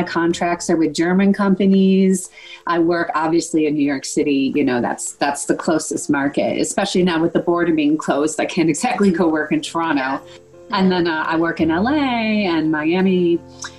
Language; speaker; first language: English; native; English